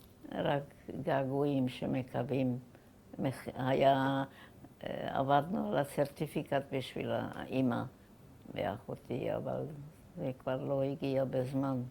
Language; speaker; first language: Hebrew; non-native, fluent; German